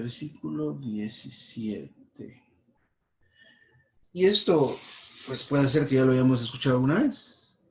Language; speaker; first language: Spanish; native; Spanish